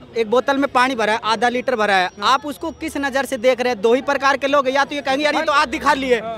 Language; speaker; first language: Hindi; native; Hindi